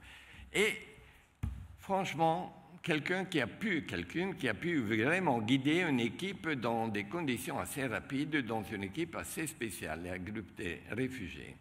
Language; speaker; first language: French; non-native, fluent; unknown